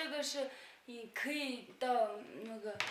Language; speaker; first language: Chinese; non-native, local second language; Tibetan